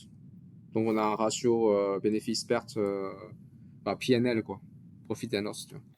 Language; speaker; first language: French; native; French